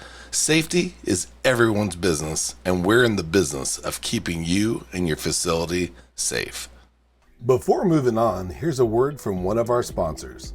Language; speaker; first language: English; native; English